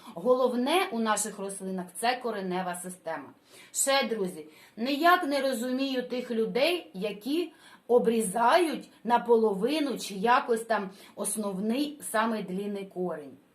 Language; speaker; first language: Ukrainian; non-native, local second language; Russian